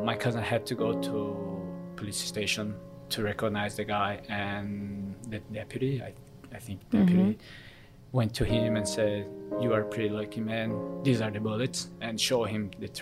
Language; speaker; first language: English; non-native, fluent; Korean